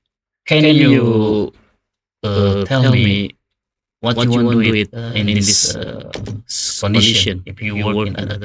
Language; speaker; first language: English; non-native, learner; Indonesian